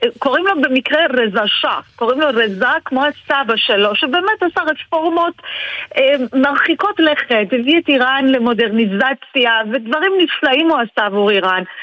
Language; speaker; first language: Hebrew; early bilingual, other home language; Persian